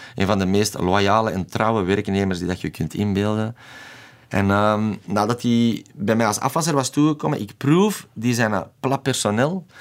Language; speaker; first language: Dutch; native; Dutch